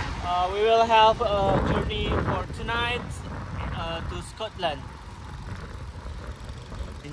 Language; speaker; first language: English; non-native, learner; Indonesian